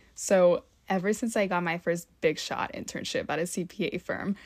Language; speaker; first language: English; early bilingual, other home language; Spanish